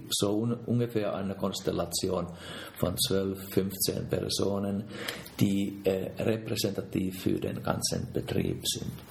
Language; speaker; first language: German; non-native, fluent; Finnish